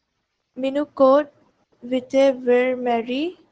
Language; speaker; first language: French; non-native, learner; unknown